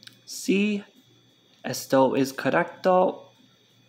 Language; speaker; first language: Spanish; non-native, learner; English